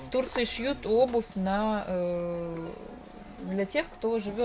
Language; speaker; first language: Russian; native; Russian